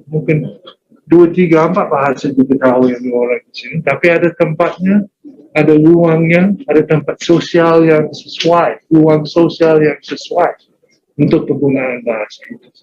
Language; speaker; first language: Malay; non-native, fluent; English